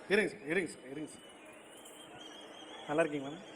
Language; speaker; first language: Tamil; native; Tamil